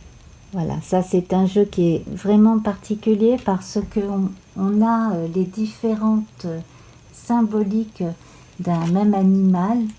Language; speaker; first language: French; native; French